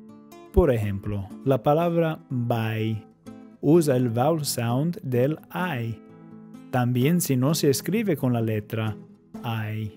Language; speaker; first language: Spanish; non-native, fluent; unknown